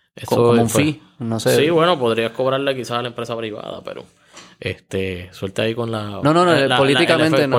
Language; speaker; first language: Spanish; native; Spanish